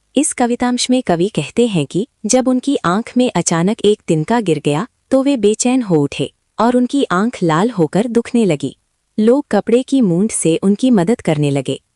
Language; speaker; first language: Hindi; non-native, local second language; Malayalam